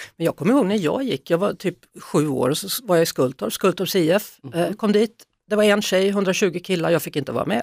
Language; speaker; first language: Swedish; native; Swedish